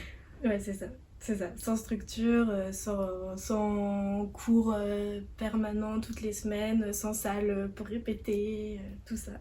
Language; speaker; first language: French; native; French